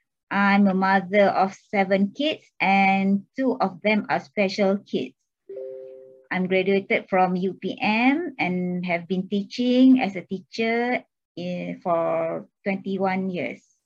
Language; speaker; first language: English; non-native, local second language; Malay